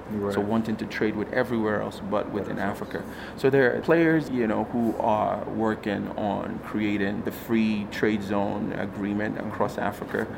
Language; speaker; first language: English; native; English